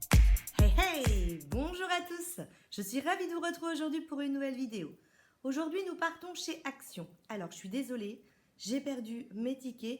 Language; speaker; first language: French; native; French